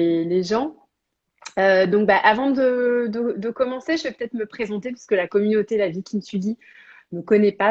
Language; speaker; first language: French; native; French